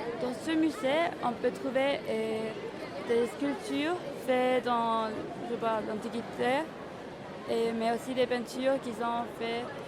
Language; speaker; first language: French; non-native, learner; Spanish